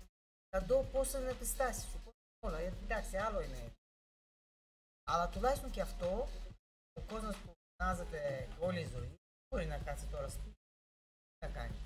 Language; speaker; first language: Greek; non-native, learner; Russian